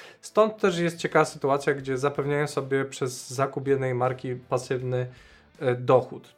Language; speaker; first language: Polish; native; Polish